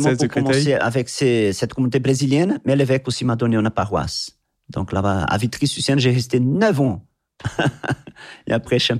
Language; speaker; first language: French; non-native, fluent; Portuguese